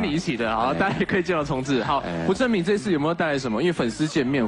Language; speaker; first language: Chinese; native; Chinese